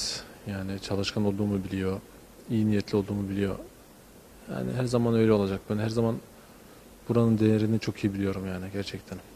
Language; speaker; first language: Turkish; early bilingual, heritage; Turkish